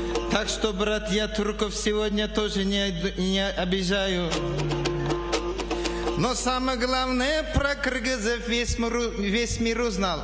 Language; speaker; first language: Russian; non-native, local second language; Kyrgyz